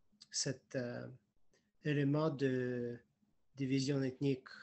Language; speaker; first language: French; non-native, fluent; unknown